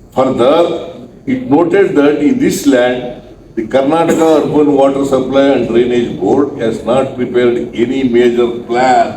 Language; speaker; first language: English; non-native, local second language; Kannada